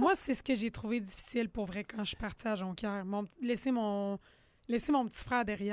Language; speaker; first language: French; native; French